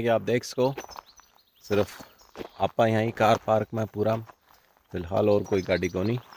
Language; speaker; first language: Hindi; native; Hindi